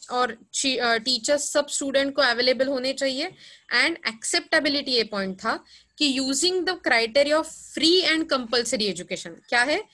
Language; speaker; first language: Hindi; non-native, local second language; Marathi